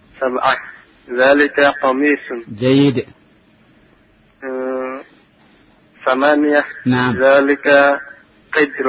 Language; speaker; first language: Arabic; non-native, learner; Indonesian